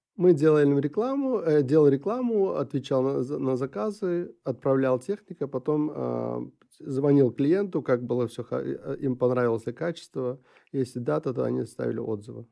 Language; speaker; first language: Russian; non-native, local second language; Uzbek